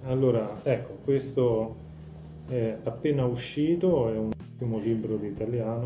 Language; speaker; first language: Italian; native; Italian